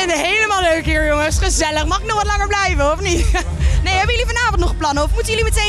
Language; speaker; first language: Dutch; native; Dutch